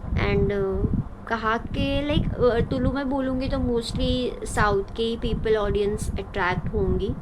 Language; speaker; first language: Hindi; non-native, local second language; Tulu